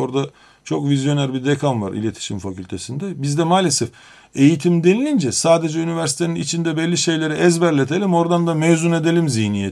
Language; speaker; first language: Turkish; native; Turkish